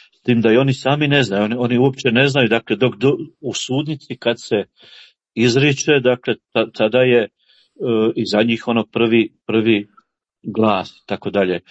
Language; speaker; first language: Croatian; native; Croatian